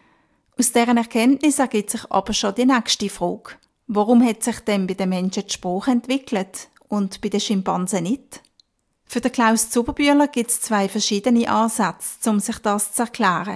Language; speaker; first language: German; native; German